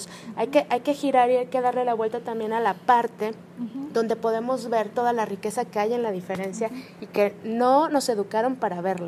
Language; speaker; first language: Spanish; native; Spanish